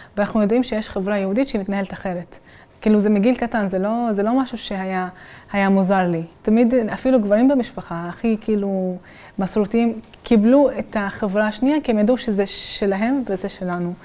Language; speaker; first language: Hebrew; non-native, local second language; Arabic